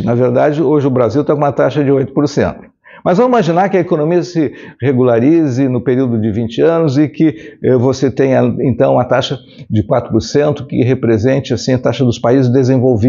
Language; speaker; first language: Portuguese; native; Portuguese